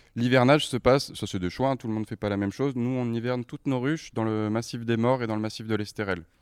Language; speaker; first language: French; native; French